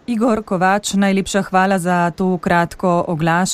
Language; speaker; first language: Slovenian; native; Slovenian